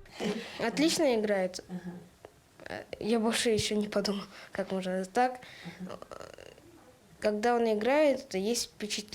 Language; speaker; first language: Russian; non-native, local second language; Yakut